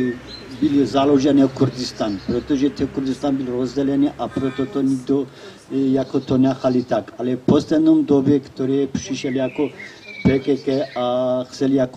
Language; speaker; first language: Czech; non-native, learner; Kurdish